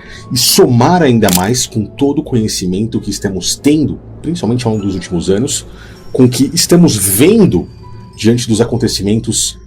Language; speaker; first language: Portuguese; native; Portuguese